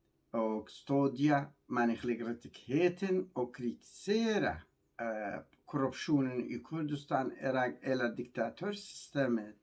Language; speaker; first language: Swedish; non-native, learner; Kurdish